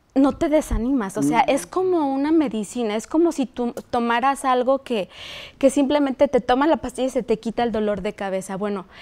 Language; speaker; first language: Spanish; native; Spanish